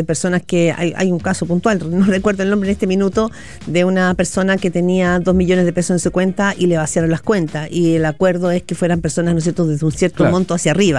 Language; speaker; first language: Spanish; native; Spanish